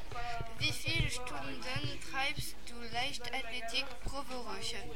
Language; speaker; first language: German; non-native, learner; French